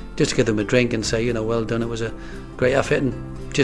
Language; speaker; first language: English; native; English